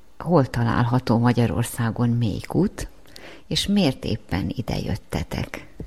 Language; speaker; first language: Hungarian; native; Hungarian